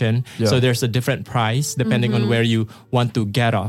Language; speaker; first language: English; non-native, local second language; Filipino